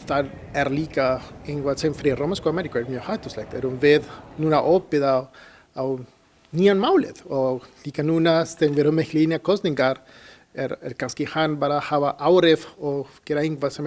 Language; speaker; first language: Icelandic; non-native, learner; Spanish